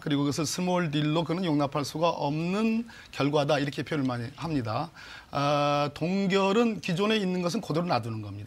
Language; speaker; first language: Korean; native; Korean